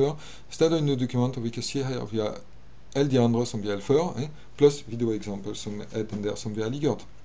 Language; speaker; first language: Danish; non-native, fluent; French